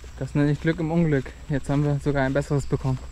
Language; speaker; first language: German; native; German